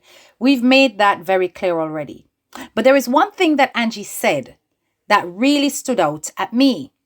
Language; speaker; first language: English; native; English